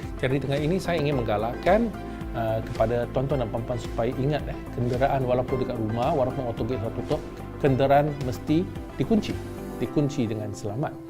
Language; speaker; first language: Malay; non-native, local second language; Chinese